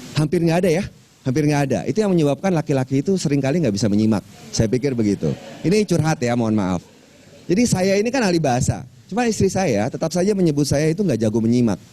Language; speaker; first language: Indonesian; non-native, local second language; Minangkabau